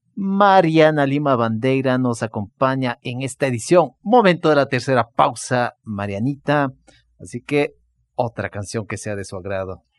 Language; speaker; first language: Spanish; native; Spanish